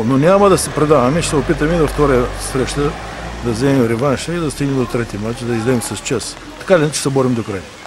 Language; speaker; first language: Bulgarian; native; Bulgarian